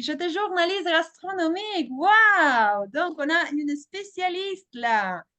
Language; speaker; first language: French; non-native, fluent; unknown